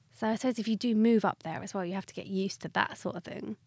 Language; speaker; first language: English; native; English